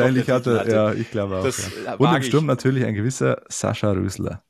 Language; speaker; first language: German; native; German